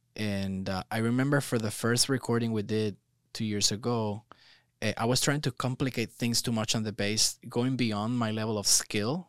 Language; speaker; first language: English; non-native, local second language; Spanish